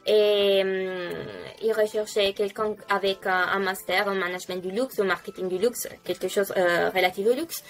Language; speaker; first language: French; non-native, fluent; Italian